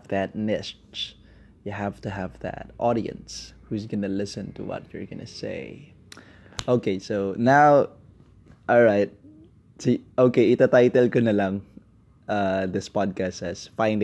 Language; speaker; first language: English; non-native, local second language; Filipino